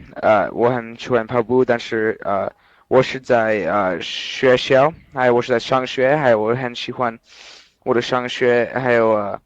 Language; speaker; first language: Chinese; non-native, learner; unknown